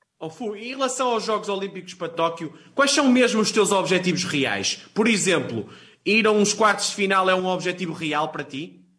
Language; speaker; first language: Portuguese; native; Portuguese